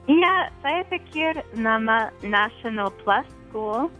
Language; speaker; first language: Indonesian; non-native, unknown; English